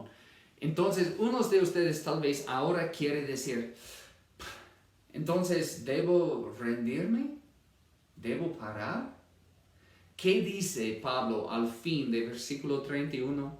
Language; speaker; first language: Spanish; non-native, fluent; English